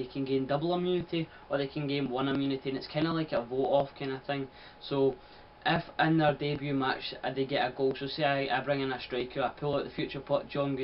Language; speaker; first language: English; native; English